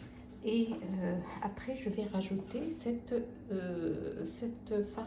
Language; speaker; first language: French; non-native, local second language; Arabic